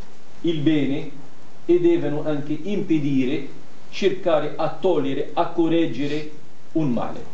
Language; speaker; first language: Italian; non-native, fluent; Arabic